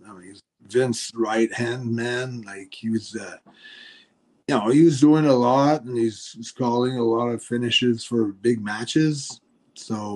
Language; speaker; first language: English; non-native, fluent; French